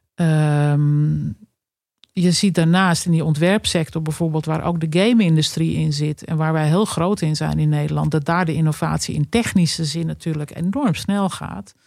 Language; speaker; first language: Dutch; native; Dutch